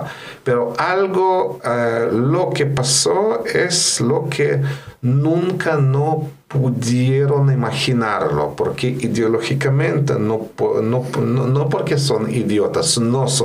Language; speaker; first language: Spanish; non-native, fluent; Russian